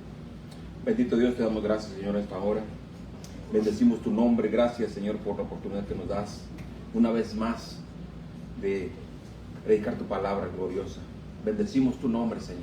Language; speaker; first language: Spanish; native; Spanish